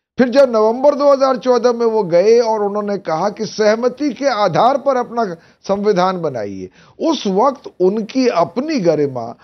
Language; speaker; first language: Hindi; native; Hindi